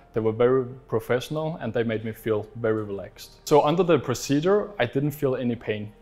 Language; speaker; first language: English; non-native, fluent; Danish